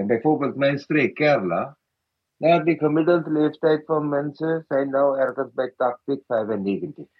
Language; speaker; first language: Dutch; non-native, fluent; Malayalam